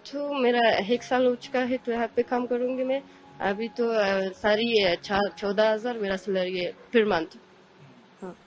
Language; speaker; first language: Hindi; early bilingual, other home language; Persian